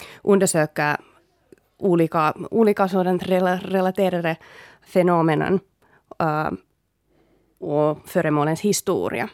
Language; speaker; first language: Swedish; non-native, local second language; Finnish